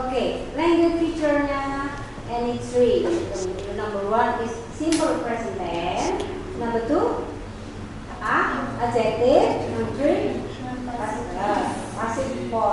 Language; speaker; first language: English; non-native, local second language; Indonesian